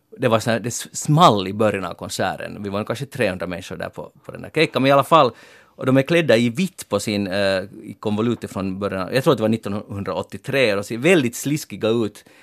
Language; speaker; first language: Swedish; native; Swedish